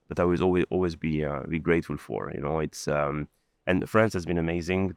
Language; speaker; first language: English; non-native, fluent; Arabic